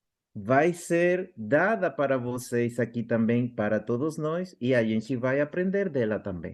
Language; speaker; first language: Portuguese; non-native, fluent; Spanish